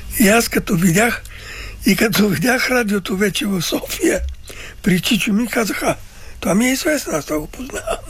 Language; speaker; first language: Bulgarian; early bilingual, other home language; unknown